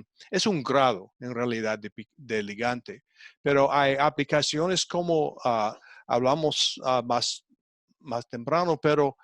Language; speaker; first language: Spanish; non-native, fluent; English